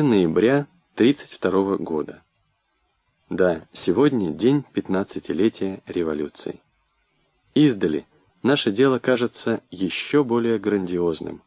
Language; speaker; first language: Russian; native; Russian